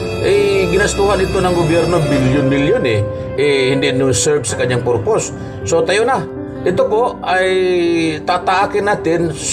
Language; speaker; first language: Filipino; non-native, local second language; Cebuano